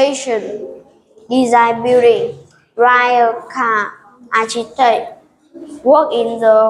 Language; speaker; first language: English; non-native, learner; Vietnamese